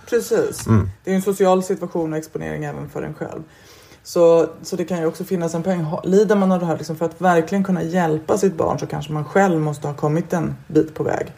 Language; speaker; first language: Swedish; native; Swedish